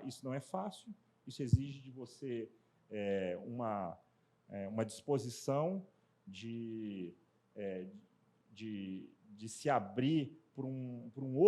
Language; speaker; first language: Portuguese; native; Portuguese